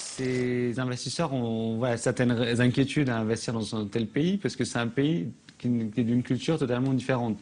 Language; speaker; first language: French; native; French